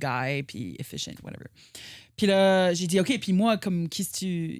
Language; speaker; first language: French; native; French